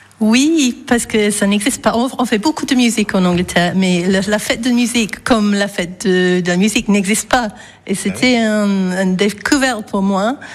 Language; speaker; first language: French; non-native, fluent; English